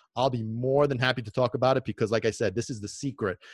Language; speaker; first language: English; non-native, fluent; Italian